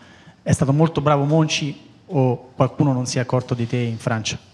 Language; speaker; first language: Italian; native; Italian